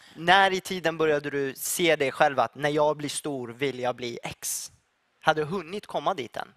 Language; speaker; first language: Swedish; native; Swedish